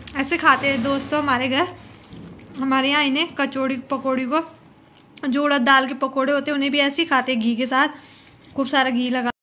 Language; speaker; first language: Hindi; non-native, local second language; Garhwali